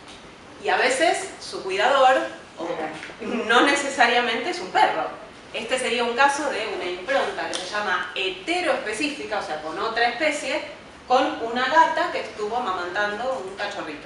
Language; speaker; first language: Spanish; native; Spanish